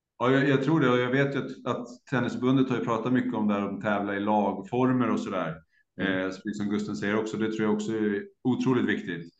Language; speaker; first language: Swedish; native; Swedish